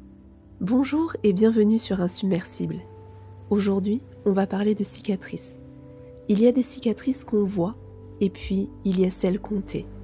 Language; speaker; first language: French; native; French